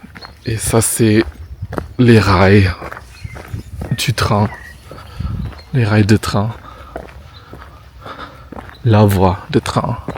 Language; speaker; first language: French; non-native, fluent; Indonesian